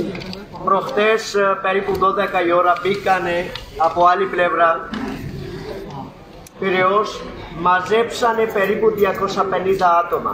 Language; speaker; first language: Greek; non-native, fluent; Urdu